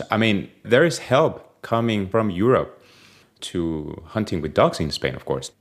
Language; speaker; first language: English; non-native, fluent; Spanish